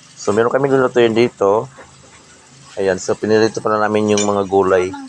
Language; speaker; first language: Filipino; non-native, local second language; Cebuano